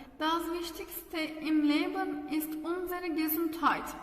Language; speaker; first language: German; non-native, fluent; Turkish